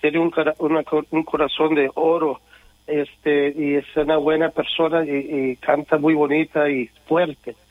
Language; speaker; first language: Spanish; early bilingual, other home language; English